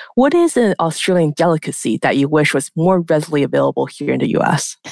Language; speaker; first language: English; native; English